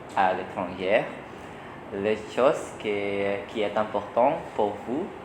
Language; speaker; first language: French; non-native, learner; Indonesian